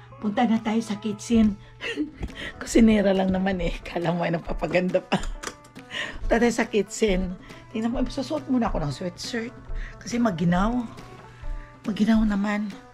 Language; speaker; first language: Filipino; native; Filipino